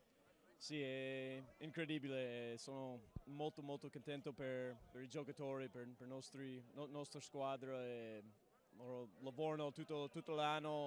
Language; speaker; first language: Italian; non-native, learner; English